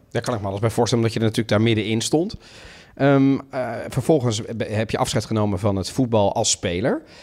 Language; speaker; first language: Dutch; early bilingual, other home language; Italian